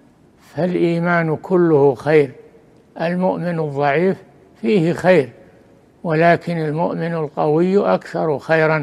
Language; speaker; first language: Arabic; native; Arabic